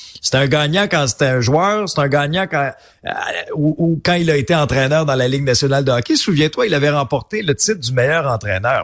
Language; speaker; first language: French; native; French